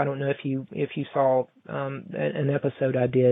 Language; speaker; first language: English; native; English